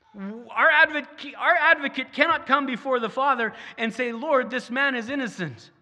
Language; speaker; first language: English; native; English